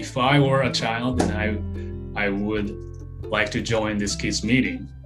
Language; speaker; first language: English; non-native, fluent; Japanese